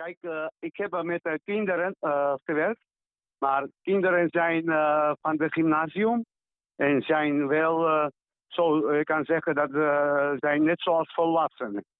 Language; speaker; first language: Dutch; non-native, learner; Georgian